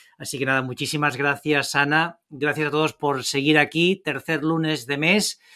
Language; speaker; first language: Spanish; native; Spanish